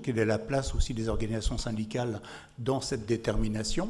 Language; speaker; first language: French; native; French